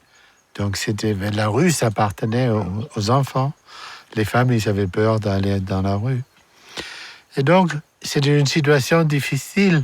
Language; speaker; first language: French; non-native, fluent; German